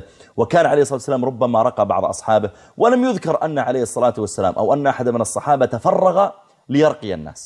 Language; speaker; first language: Arabic; native; Arabic